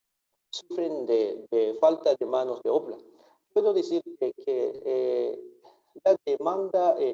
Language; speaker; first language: Spanish; non-native, fluent; Japanese